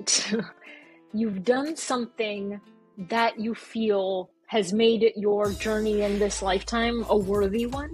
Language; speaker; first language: English; early bilingual, other home language; Bulgarian